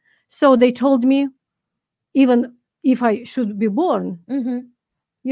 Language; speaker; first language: English; non-native, fluent; Russian